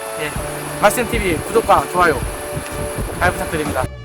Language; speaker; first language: Korean; native; Korean